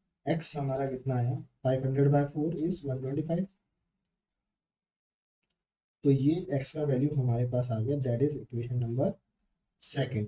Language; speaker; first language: Hindi; native; Hindi